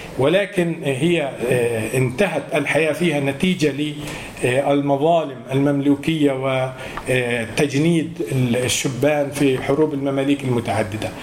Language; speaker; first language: Arabic; native; Arabic